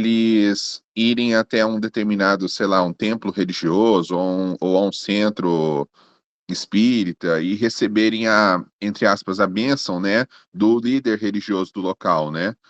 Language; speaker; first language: Portuguese; native; Portuguese